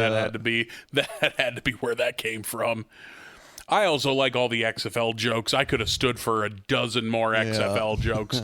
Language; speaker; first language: English; native; English